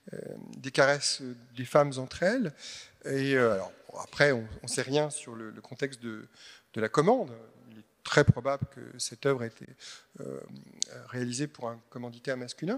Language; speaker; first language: French; native; French